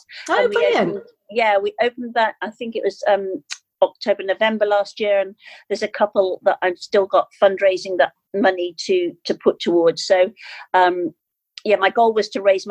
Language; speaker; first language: English; native; English